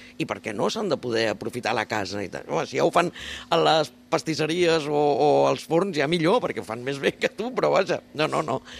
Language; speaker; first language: Catalan; native; Catalan